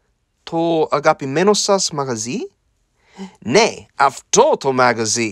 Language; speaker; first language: Greek; non-native, learner; English